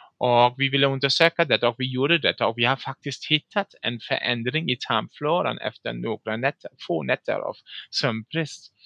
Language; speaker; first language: Swedish; non-native, fluent; German